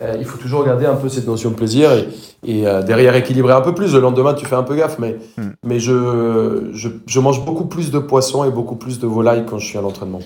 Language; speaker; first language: French; non-native, fluent; Spanish